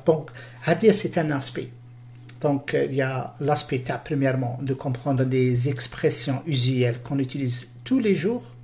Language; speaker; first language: French; non-native, local second language; Arabic